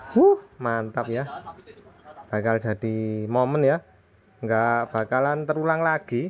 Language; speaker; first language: Indonesian; native; Indonesian